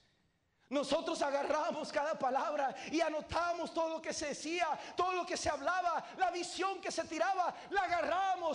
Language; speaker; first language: Spanish; native; Spanish